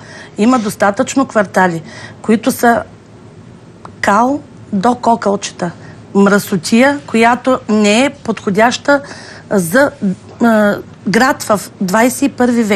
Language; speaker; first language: Bulgarian; native; Bulgarian